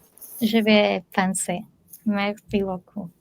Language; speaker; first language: French; non-native, learner; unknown